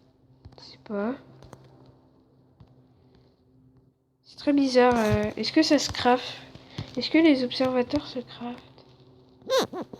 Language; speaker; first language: French; native; French